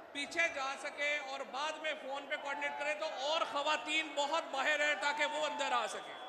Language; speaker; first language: Urdu; native; Urdu